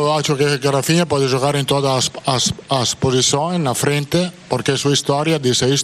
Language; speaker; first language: Portuguese; non-native, fluent; Italian